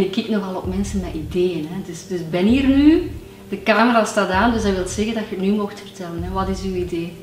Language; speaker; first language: Dutch; native; Dutch